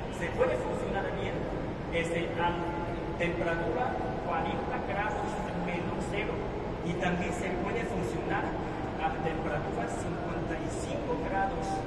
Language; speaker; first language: Spanish; non-native, fluent; Chinese